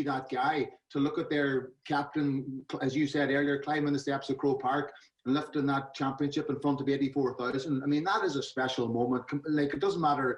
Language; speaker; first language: English; native; English